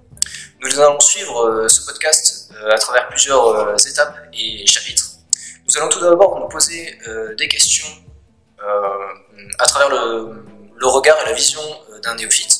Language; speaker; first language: French; native; French